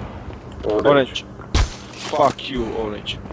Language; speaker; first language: English; non-native, learner; Georgian